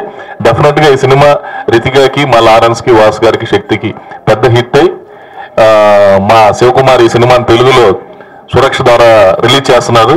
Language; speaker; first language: Telugu; native; Telugu